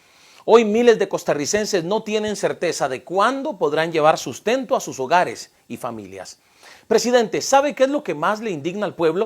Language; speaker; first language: Spanish; native; Spanish